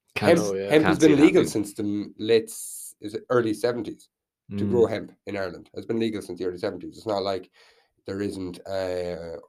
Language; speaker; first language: English; native; English